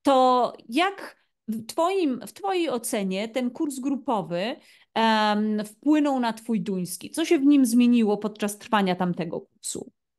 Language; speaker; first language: Polish; native; Polish